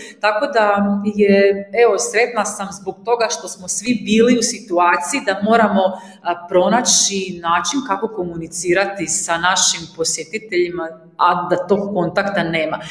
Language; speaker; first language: Croatian; native; Croatian